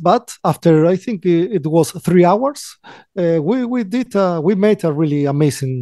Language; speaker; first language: English; non-native, fluent; Spanish